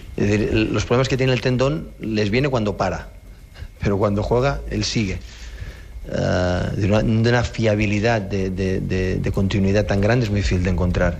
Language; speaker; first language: Spanish; non-native, local second language; Catalan